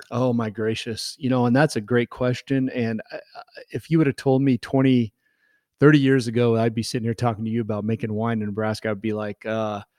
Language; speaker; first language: English; native; English